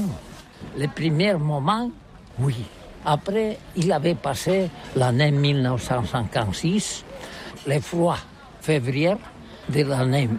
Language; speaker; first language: French; non-native, learner; Catalan